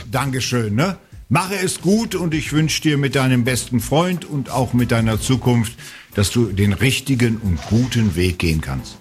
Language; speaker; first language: German; native; German